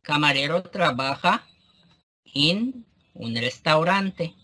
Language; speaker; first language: Spanish; non-native, fluent; Arabic